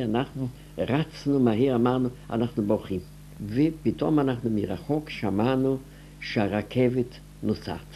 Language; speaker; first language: Hebrew; non-native, fluent; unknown